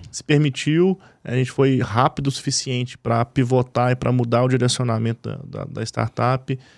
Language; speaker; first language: Portuguese; native; Portuguese